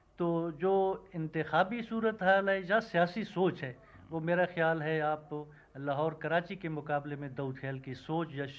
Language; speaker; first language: Urdu; non-native, local second language; Punjabi